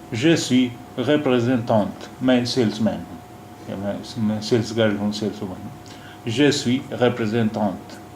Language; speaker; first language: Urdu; native; Urdu